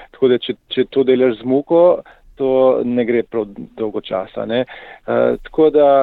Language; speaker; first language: Slovenian; native; Slovenian